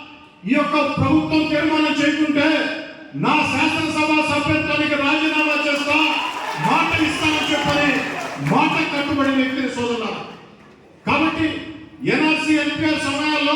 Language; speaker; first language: Telugu; native; Telugu